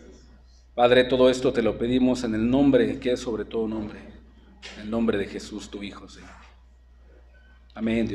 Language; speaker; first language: Spanish; native; Spanish